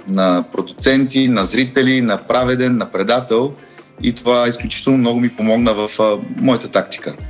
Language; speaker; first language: Bulgarian; early bilingual, heritage; Bulgarian